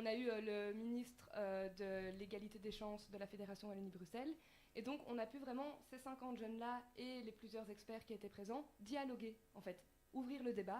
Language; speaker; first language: French; native; French